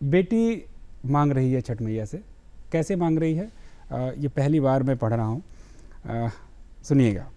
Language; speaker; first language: Hindi; native; Hindi